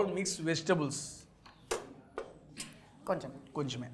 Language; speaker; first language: Telugu; native; Telugu